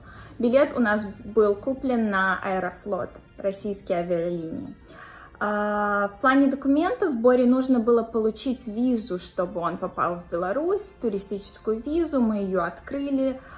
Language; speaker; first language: Russian; native; Russian